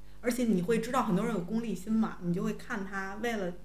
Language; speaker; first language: Chinese; native; Chinese